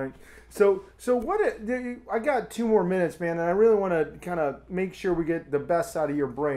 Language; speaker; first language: English; native; English